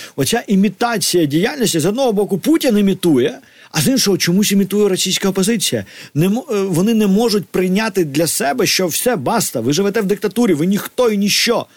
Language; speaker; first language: Ukrainian; native; Ukrainian